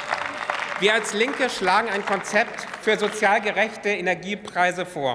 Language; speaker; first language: German; native; German